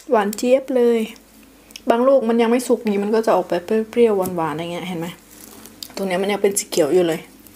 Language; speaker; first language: Thai; native; Thai